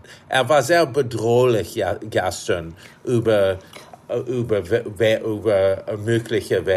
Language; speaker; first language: German; non-native, fluent; English